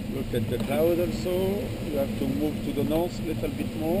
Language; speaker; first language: English; non-native, fluent; French